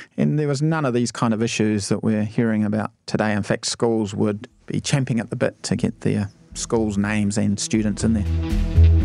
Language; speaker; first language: English; native; English